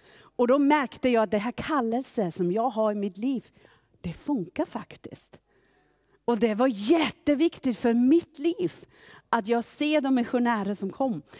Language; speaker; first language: Swedish; non-native, fluent; German